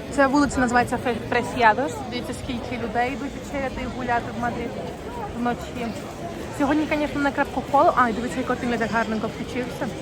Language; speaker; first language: Ukrainian; early bilingual, heritage; Ukrainian